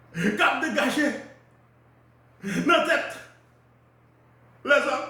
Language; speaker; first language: French; non-native, local second language; Haitian Creole